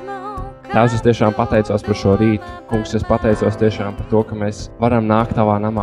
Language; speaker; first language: Latvian; native; Latvian